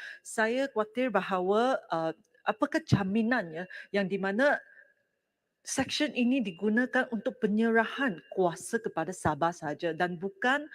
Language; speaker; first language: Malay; non-native, local second language; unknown